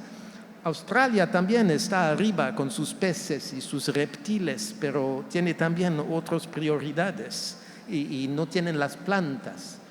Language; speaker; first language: Spanish; non-native, fluent; French